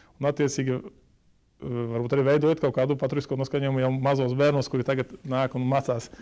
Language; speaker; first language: Latvian; native; Latvian